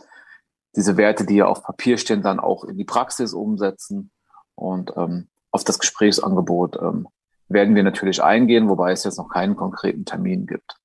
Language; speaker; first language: German; native; German